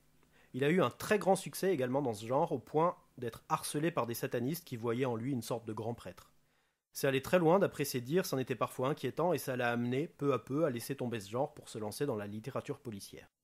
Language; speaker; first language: French; native; French